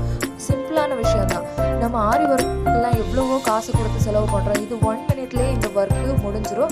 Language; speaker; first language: Tamil; native; Tamil